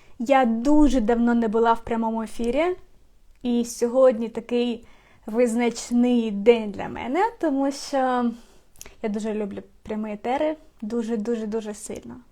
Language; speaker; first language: Ukrainian; non-native, local second language; Russian